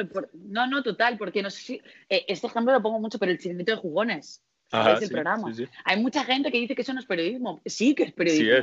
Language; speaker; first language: Spanish; native; Spanish